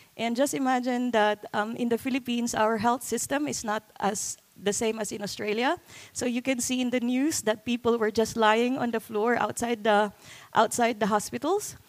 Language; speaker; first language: English; non-native, local second language; Cebuano